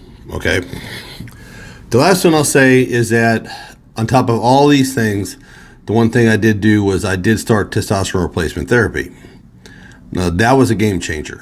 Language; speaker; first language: English; native; English